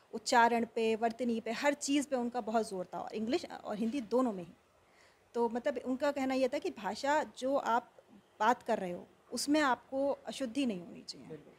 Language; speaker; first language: Hindi; native; Hindi